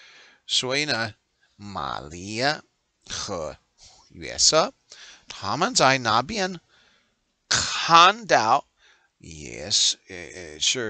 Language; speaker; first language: Chinese; non-native, learner; English